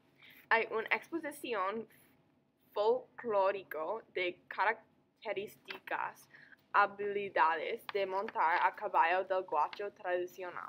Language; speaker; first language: Spanish; non-native, learner; English